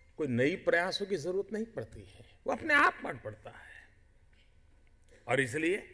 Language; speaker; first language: Hindi; non-native, local second language; Gujarati